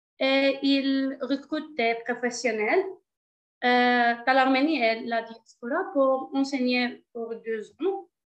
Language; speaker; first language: French; non-native, learner; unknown